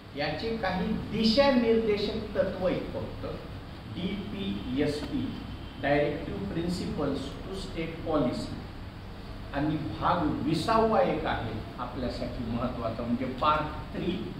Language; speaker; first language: Marathi; native; Marathi